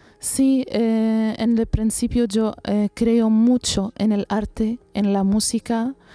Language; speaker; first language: Spanish; non-native, learner; Arabic